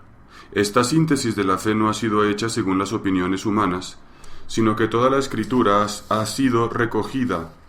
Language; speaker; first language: Spanish; native; Spanish